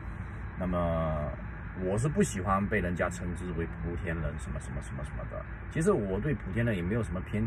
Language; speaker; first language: Chinese; native; Chinese